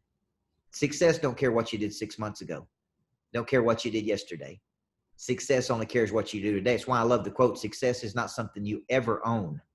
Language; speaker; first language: English; native; English